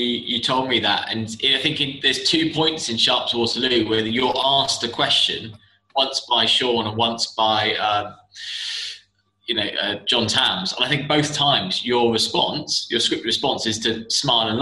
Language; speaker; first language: English; native; English